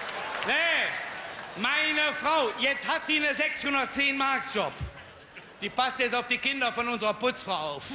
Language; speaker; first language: German; native; German